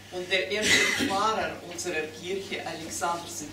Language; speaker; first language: German; non-native, fluent; Russian